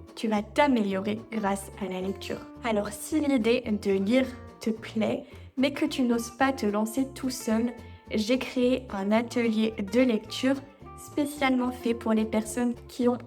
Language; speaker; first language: French; native; French